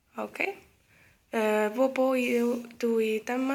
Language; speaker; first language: Danish; non-native, learner; Icelandic